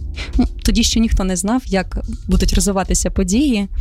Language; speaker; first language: Ukrainian; native; Ukrainian